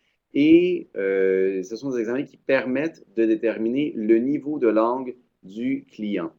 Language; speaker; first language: French; native; French